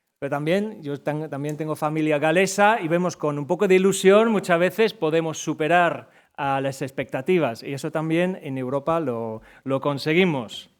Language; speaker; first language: Spanish; non-native, fluent; English